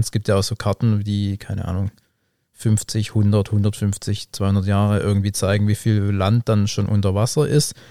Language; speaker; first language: German; native; German